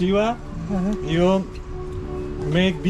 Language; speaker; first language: English; non-native, learner; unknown